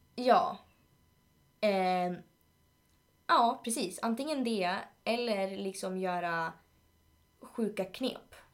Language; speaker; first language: Swedish; early bilingual, other home language; Spanish